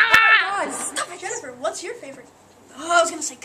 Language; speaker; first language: English; native; English